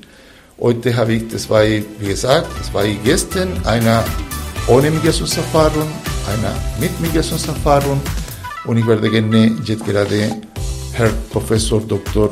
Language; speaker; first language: German; non-native, fluent; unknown